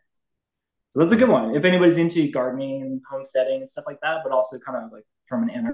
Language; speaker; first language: English; native; English